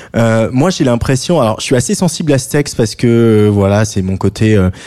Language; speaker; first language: French; native; French